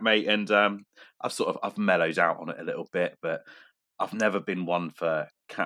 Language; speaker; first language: English; native; English